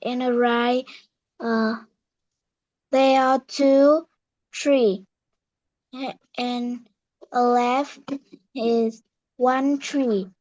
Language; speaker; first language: English; non-native, learner; Vietnamese